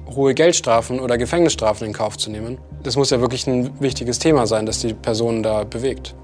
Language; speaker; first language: German; native; German